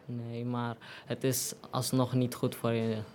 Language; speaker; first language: Dutch; non-native, learner; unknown